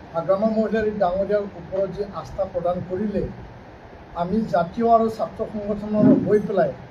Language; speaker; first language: Assamese; non-native, local second language; Bodo